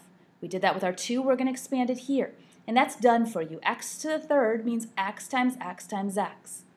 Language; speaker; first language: English; native; English